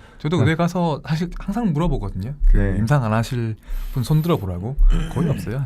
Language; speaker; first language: Korean; native; Korean